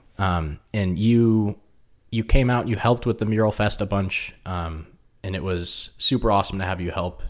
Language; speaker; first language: English; native; English